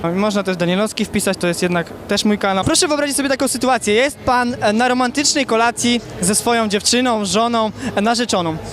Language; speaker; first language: Polish; native; Polish